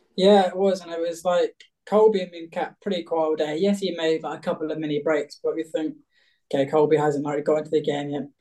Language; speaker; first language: English; native; English